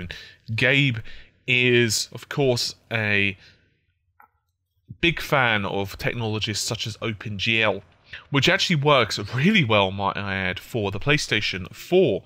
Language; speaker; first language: English; native; English